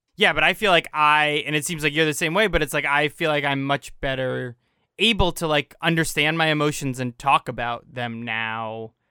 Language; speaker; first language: English; native; English